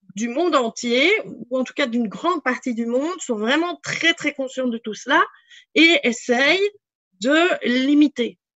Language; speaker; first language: French; native; French